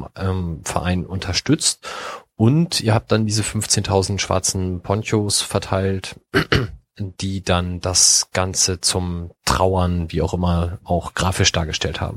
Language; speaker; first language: German; native; German